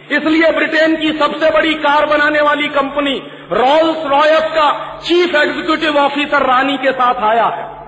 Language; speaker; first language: Hindi; native; Hindi